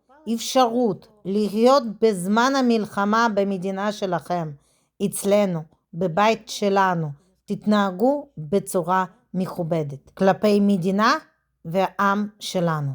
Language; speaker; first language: Hebrew; non-native, fluent; Russian